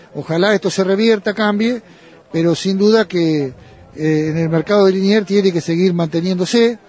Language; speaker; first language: Spanish; native; Spanish